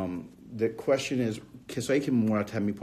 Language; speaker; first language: Persian; early bilingual, heritage; Persian